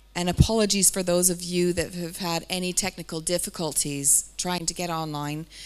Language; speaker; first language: English; native; English